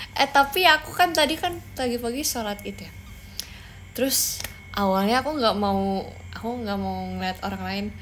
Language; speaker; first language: Indonesian; native; Indonesian